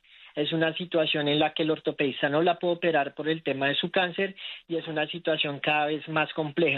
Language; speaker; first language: Spanish; native; Spanish